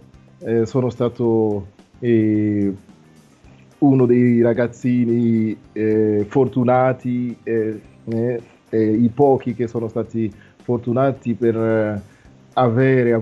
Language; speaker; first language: Italian; non-native, fluent; Nande